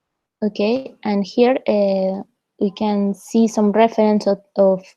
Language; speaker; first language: English; non-native, fluent; Spanish